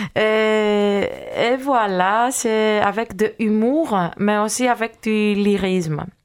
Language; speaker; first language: French; non-native, fluent; Greek